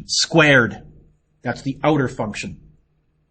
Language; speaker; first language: English; native; English